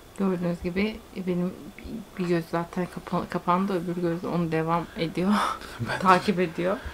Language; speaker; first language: Turkish; early bilingual, heritage; Turkish